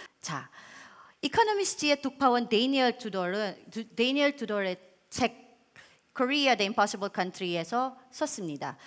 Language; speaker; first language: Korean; non-native, fluent; Filipino